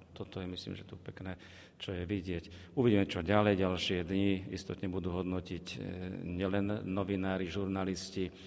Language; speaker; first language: Slovak; native; Slovak